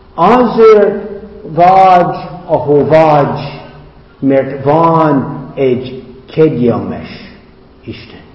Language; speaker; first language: Hungarian; non-native, fluent; English